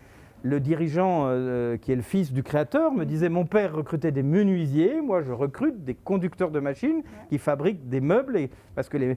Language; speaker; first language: French; native; French